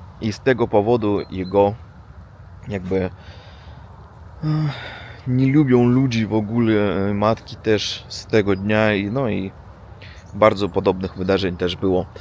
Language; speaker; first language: Polish; non-native, learner; Russian